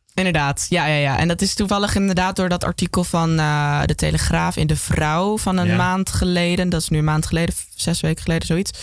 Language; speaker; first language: Dutch; native; Dutch